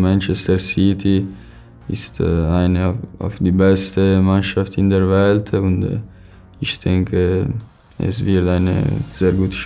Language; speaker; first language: German; non-native, learner; Italian